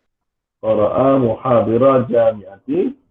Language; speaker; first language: Arabic; non-native, fluent; Malay